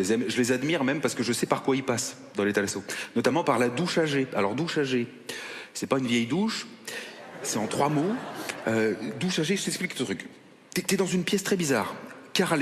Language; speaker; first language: French; native; French